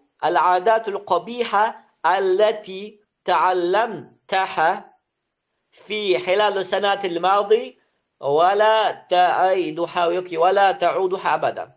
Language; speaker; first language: Arabic; non-native, fluent; Uzbek